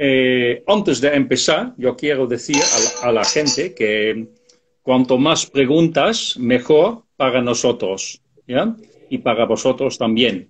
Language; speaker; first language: Spanish; non-native, fluent; Dutch